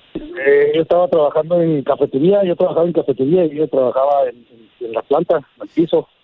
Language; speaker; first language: Spanish; native; Spanish